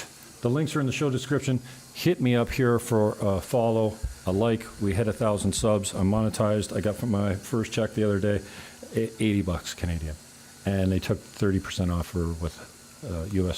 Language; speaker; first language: English; native; English